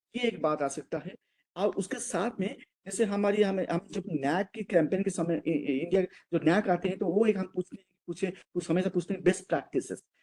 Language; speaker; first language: Hindi; non-native, local second language; Odia